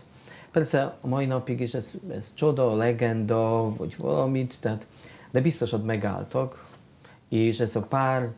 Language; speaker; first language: Hungarian; non-native, fluent; Polish